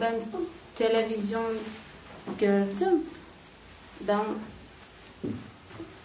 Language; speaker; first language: Turkish; non-native, learner; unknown